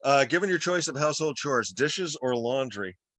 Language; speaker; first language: English; native; English